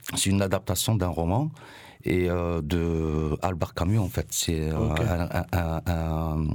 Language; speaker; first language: French; non-native, local second language; Arabic